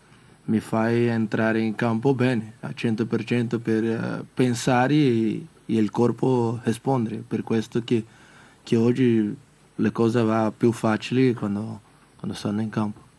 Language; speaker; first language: Italian; non-native, learner; Portuguese